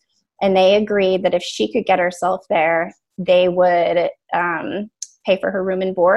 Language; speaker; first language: English; native; English